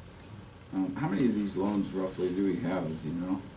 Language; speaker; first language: English; native; English